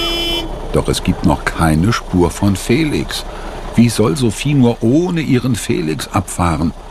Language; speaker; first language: German; native; German